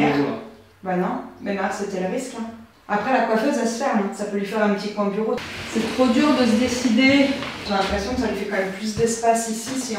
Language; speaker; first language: French; native; French